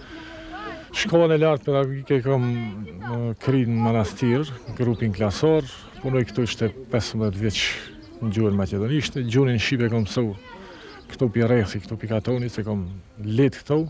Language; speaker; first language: Albanian; non-native, local second language; Bosnian